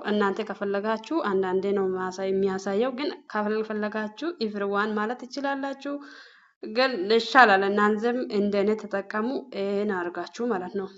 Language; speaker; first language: Amharic; non-native, local second language; Oromo